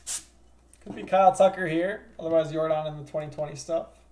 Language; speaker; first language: English; native; English